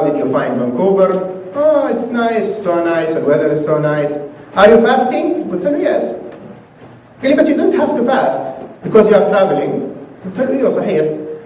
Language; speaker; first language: English; non-native, fluent; Arabic